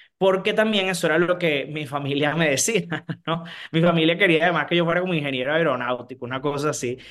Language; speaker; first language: Spanish; native; Spanish